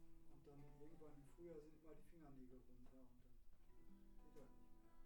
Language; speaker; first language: German; native; German